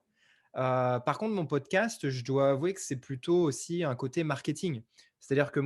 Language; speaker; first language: French; native; French